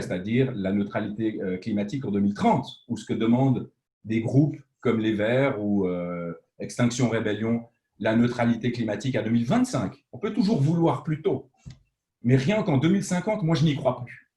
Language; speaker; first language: French; native; French